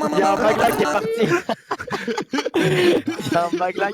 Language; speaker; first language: French; native; French